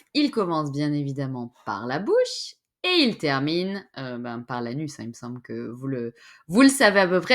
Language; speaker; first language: French; native; French